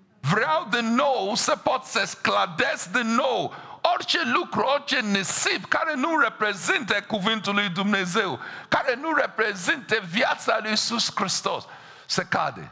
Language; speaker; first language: Romanian; non-native, fluent; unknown